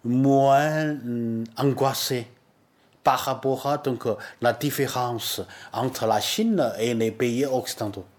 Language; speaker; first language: French; non-native, learner; Chinese